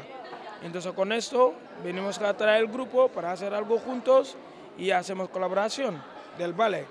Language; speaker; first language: Spanish; non-native, learner; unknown